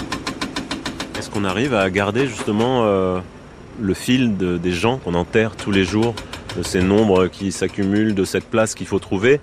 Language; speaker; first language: French; native; French